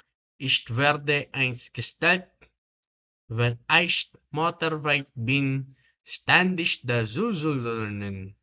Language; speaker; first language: German; non-native, learner; Filipino